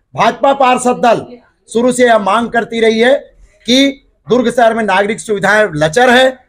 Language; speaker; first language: Hindi; native; Hindi